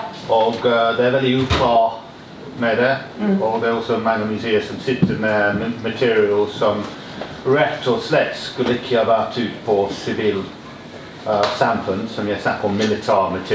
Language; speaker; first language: Norwegian; non-native, learner; English